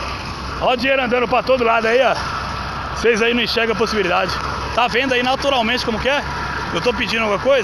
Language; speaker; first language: Portuguese; native; Portuguese